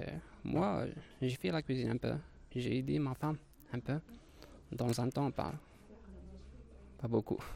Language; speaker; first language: French; non-native, learner; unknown